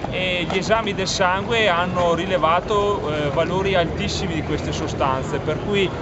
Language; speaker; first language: Italian; native; Italian